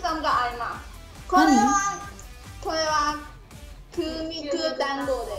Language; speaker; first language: Japanese; non-native, fluent; Cantonese